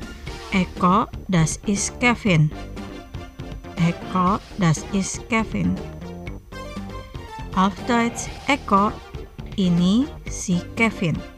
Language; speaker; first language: German; non-native, fluent; Indonesian